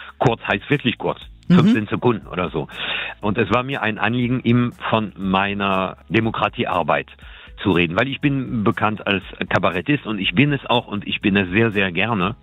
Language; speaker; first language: German; non-native, fluent; French